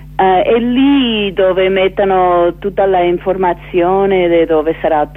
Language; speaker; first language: Italian; non-native, fluent; English